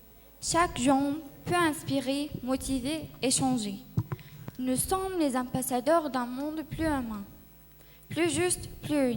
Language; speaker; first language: French; non-native, learner; Arabic